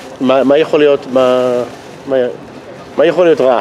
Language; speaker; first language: Hebrew; non-native, fluent; English